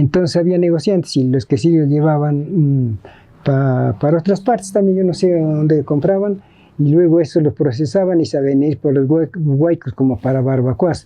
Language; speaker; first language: Spanish; native; Spanish